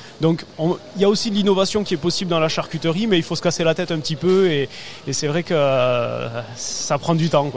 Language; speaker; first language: French; native; French